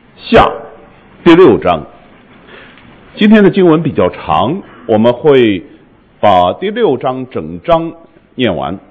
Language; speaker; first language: Chinese; native; Chinese